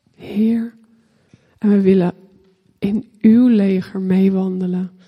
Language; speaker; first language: Dutch; native; Dutch